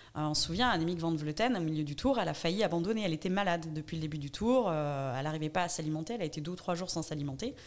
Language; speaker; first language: French; native; French